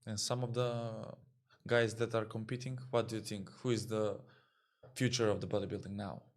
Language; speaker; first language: English; non-native, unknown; Macedonian